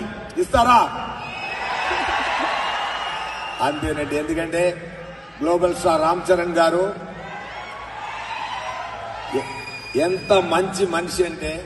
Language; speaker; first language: Telugu; non-native, learner; Tamil